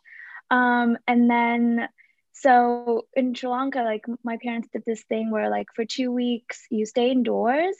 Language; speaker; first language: English; non-native, local second language; Sinhala